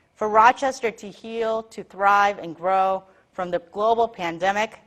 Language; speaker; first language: English; native; English